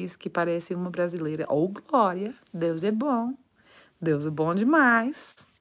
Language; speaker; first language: Portuguese; non-native, learner; English